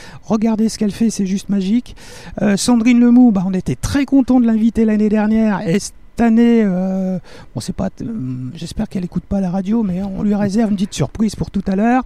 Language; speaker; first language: French; native; French